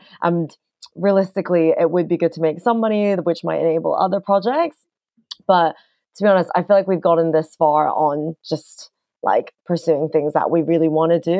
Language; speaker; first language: English; non-native, local second language; Cantonese